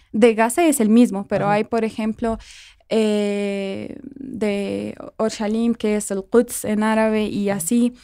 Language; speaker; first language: Spanish; non-native, fluent; Arabic